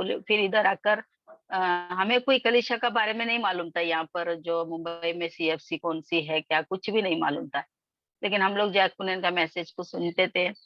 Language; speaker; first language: Hindi; non-native, local second language; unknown